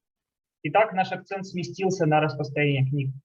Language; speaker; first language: Russian; native; Russian